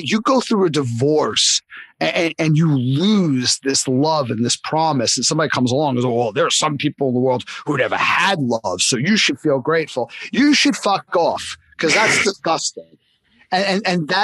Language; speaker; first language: English; native; English